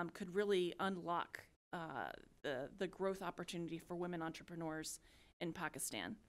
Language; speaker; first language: English; native; English